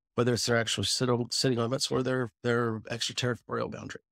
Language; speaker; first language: English; native; English